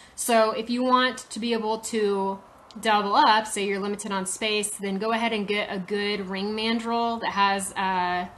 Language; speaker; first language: English; native; English